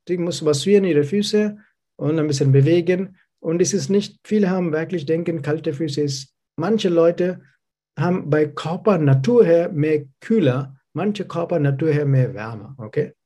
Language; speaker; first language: German; non-native, learner; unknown